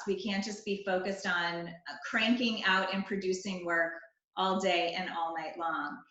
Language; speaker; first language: English; native; English